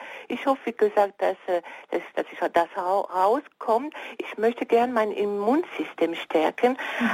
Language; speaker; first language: German; non-native, fluent; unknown